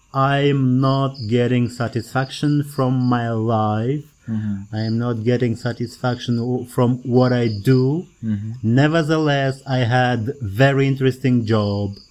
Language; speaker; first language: English; non-native, fluent; Kazakh